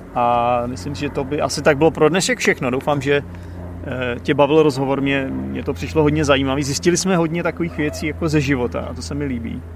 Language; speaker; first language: Czech; native; Czech